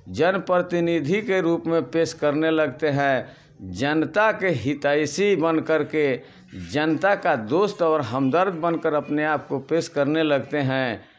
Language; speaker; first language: Hindi; native; Hindi